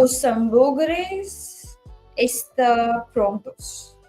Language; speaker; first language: Portuguese; non-native, learner; English